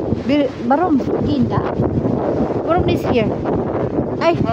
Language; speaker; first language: German; non-native, learner; Filipino